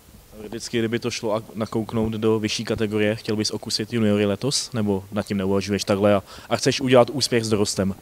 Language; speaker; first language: Czech; native; Czech